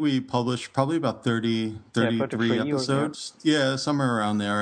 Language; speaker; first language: English; native; English